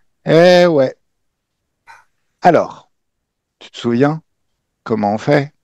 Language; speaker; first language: French; native; French